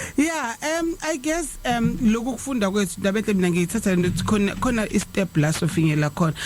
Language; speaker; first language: Zulu; native; Zulu